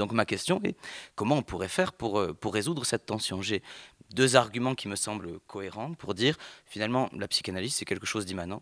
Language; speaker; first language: French; native; French